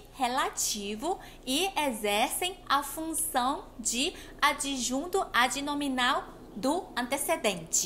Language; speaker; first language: Portuguese; non-native, fluent; Chinese